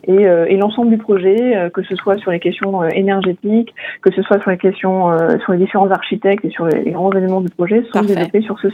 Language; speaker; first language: French; native; French